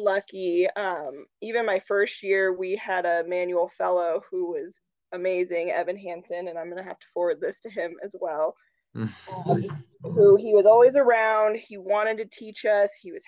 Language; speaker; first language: English; native; English